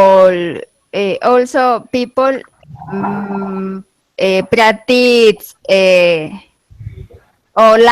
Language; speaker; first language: English; non-native, learner; Spanish